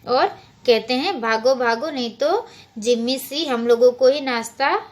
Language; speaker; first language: Hindi; non-native, local second language; Gujarati